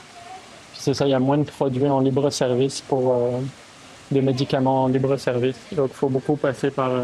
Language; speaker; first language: French; native; French